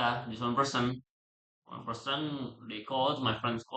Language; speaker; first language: English; non-native, learner; Indonesian